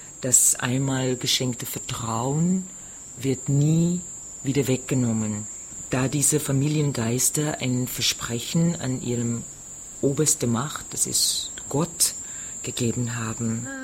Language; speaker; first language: German; non-native, fluent; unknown